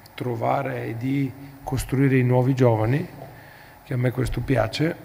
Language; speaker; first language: Italian; non-native, fluent; Bulgarian